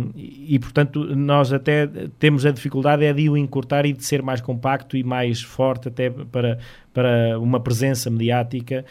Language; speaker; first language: Portuguese; native; Portuguese